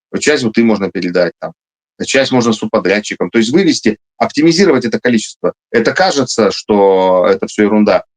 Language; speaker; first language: Russian; native; Russian